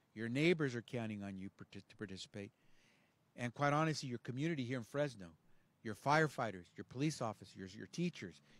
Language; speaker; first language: English; early bilingual, other home language; Spanish